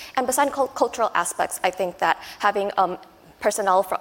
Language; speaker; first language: English; non-native, fluent; Chinese